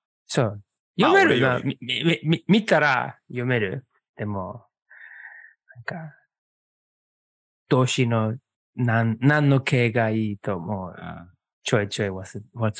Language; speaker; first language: Japanese; non-native, learner; English